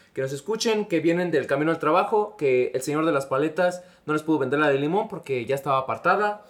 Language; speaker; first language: Spanish; native; Spanish